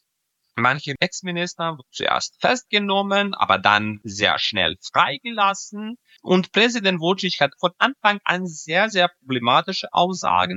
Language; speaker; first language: German; non-native, fluent; Serbian